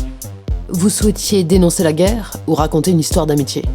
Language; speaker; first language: French; native; French